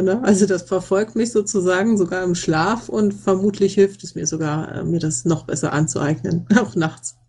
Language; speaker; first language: German; native; German